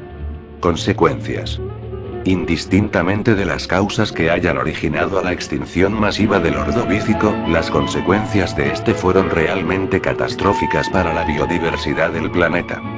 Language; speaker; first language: Spanish; native; Spanish